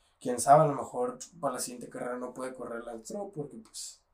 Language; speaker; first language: Spanish; native; Spanish